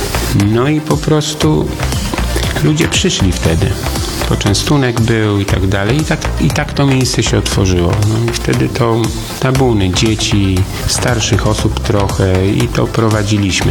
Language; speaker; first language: Polish; native; Polish